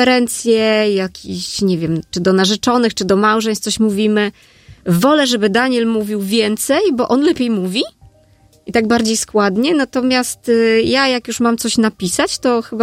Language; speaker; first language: Polish; native; Polish